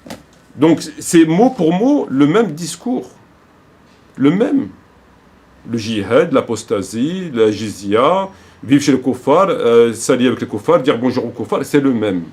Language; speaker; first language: French; native; French